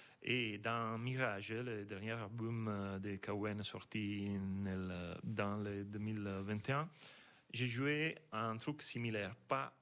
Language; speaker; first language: French; non-native, fluent; Italian